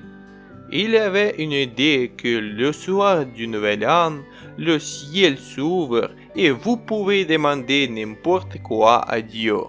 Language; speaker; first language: French; non-native, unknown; Ukrainian